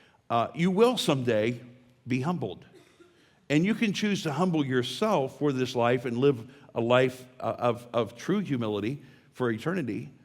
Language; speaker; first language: English; native; English